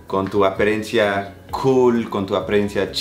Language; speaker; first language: Spanish; non-native, fluent; English